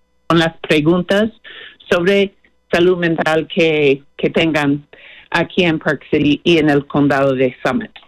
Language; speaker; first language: Spanish; non-native, fluent; English